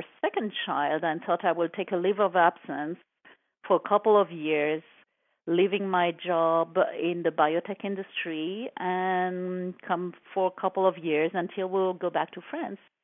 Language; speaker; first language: English; non-native, fluent; French